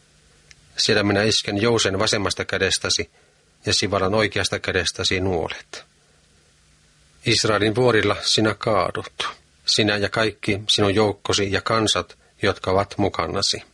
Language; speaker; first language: Finnish; native; Finnish